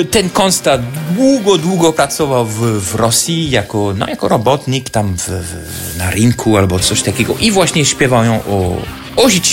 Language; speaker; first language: Polish; non-native, fluent; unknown